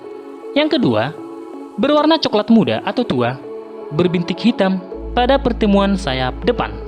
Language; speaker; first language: Indonesian; native; Indonesian